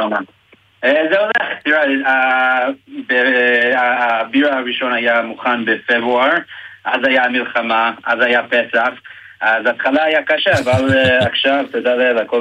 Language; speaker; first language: Hebrew; non-native, fluent; English